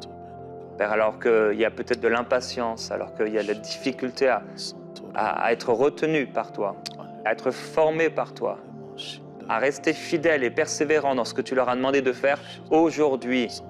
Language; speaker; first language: French; native; French